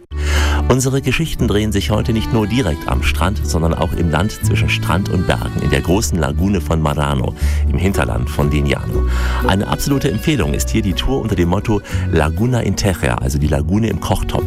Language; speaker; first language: German; native; German